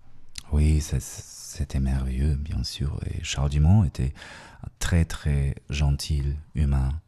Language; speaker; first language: French; non-native, learner; Russian